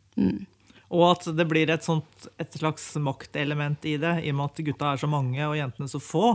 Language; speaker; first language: Norwegian; native; Norwegian